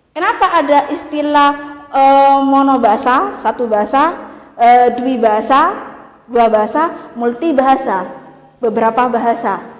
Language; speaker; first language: Indonesian; non-native, local second language; Madurese